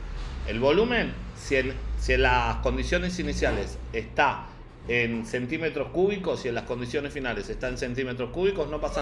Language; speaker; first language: Spanish; native; Spanish